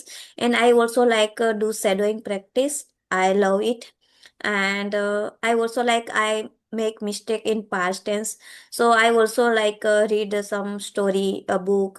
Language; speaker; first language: English; non-native, learner; Gujarati